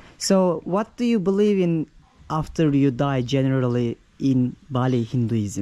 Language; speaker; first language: English; non-native, fluent; Turkish